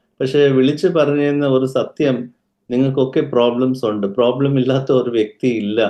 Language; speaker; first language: Malayalam; early bilingual, heritage; Malayalam